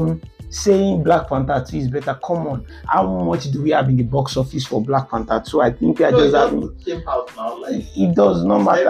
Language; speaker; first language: English; non-native, local second language; Yoruba